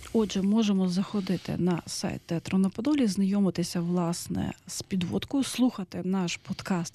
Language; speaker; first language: Ukrainian; native; Ukrainian